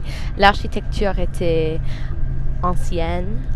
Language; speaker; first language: French; non-native, fluent; English